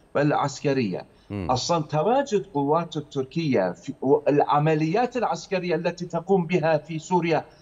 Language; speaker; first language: Arabic; non-native, fluent; Turkish